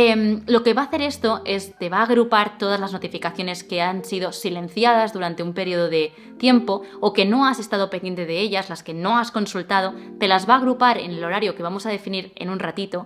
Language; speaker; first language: Spanish; native; Spanish